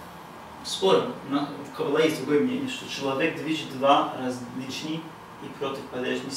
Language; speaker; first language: Russian; non-native, learner; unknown